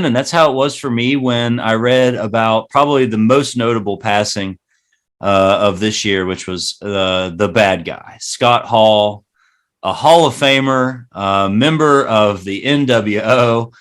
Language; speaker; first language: English; native; English